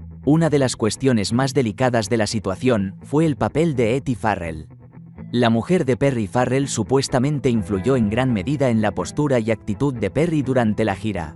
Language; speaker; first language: Spanish; native; Spanish